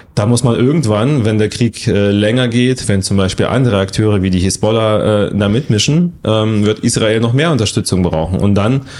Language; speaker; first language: German; non-native, fluent; Russian